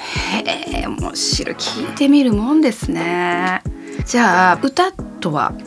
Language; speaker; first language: Japanese; native; Japanese